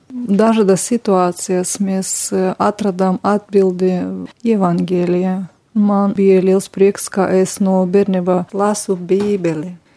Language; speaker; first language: Latvian; non-native, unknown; Romanian